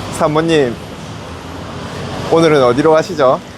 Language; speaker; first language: Korean; native; Korean